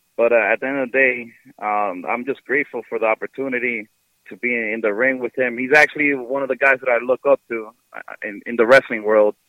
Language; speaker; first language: English; early bilingual, other home language; Spanish